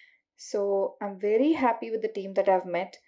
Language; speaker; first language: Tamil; non-native, learner; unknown